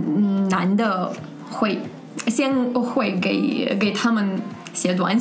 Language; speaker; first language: Chinese; non-native, fluent; Russian